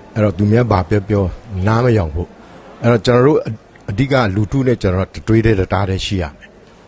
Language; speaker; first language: Burmese; non-native, local second language; Pa'o Karen